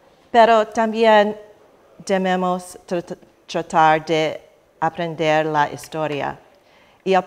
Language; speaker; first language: Spanish; non-native, learner; English